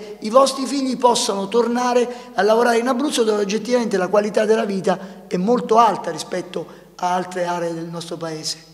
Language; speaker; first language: Italian; native; Italian